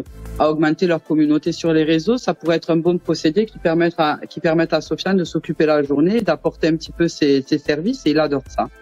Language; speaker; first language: French; native; French